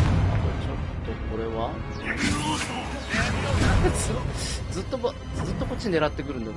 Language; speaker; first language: Japanese; native; Japanese